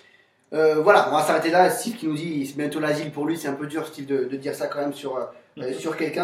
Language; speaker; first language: French; native; French